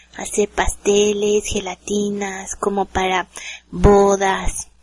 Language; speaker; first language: Spanish; native; Spanish